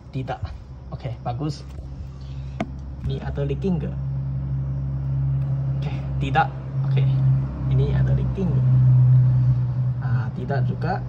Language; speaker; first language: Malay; non-native, local second language; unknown